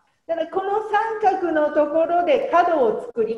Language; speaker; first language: Japanese; non-native, fluent; Indonesian